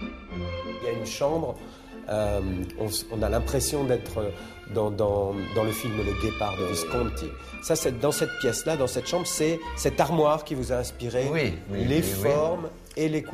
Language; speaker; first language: French; native; French